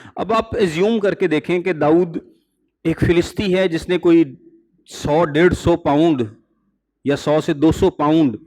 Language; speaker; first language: Urdu; non-native, local second language; Punjabi